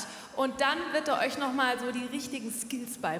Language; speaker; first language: German; native; German